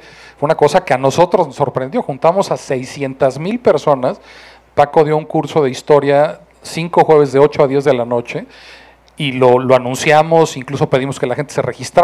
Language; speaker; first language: Spanish; native; Spanish